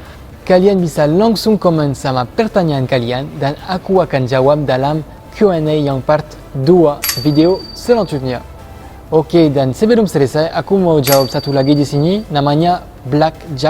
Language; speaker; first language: Indonesian; non-native, fluent; French